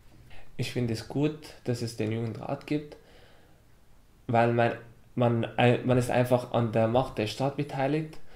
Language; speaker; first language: German; non-native, fluent; Arabic